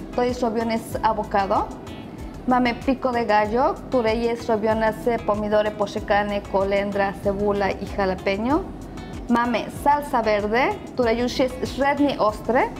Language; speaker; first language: Polish; non-native, learner; Spanish